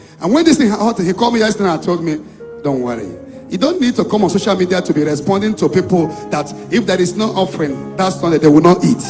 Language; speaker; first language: English; non-native, local second language; Igbo